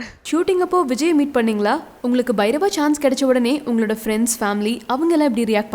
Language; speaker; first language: Tamil; native; Tamil